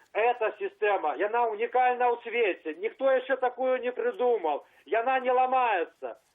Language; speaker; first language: Belarusian; native; Belarusian